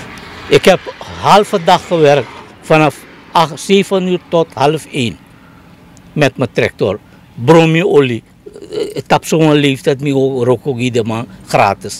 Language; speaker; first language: Dutch; non-native, local second language; Caribbean Hindustani